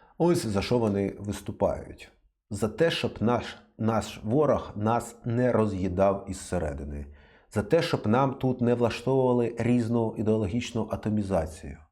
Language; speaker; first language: Ukrainian; native; Ukrainian